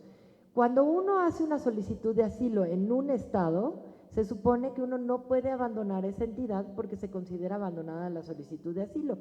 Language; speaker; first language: Spanish; native; Spanish